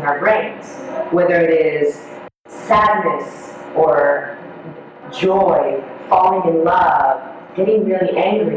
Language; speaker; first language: English; non-native, fluent; Hebrew